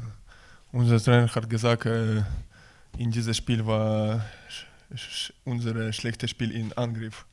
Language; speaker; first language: German; non-native, learner; Russian